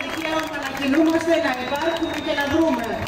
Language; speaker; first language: Greek; native; Greek